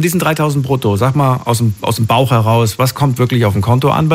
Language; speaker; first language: German; native; German